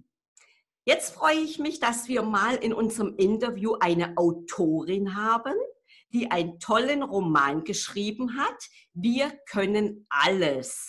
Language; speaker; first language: German; native; German